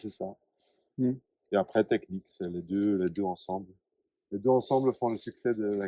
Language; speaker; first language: French; native; French